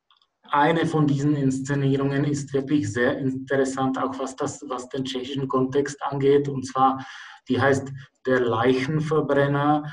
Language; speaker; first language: German; non-native, fluent; Czech